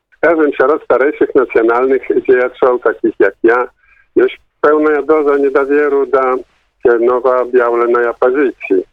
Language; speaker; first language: Polish; non-native, local second language; Belarusian